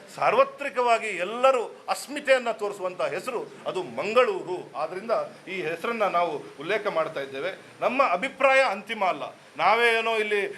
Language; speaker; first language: Kannada; non-native, local second language; Tulu